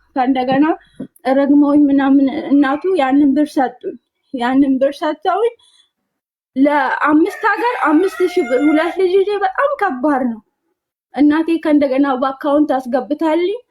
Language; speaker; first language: Amharic; native; Amharic